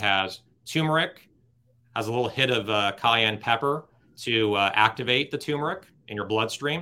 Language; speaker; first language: English; native; English